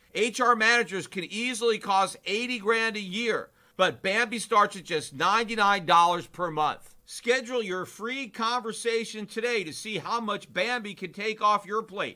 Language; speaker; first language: English; native; English